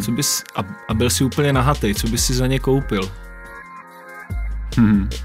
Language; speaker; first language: Czech; native; Czech